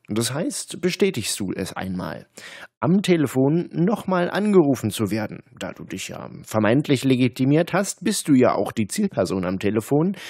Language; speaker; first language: German; native; German